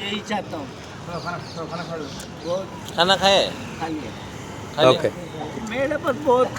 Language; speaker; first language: Hindi; non-native, local second language; Odia